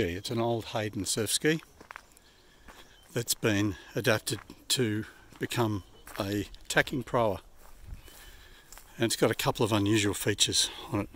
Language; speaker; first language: English; native; English